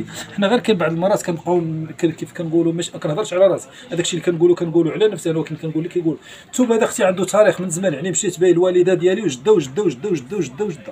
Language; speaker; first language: Arabic; native; Arabic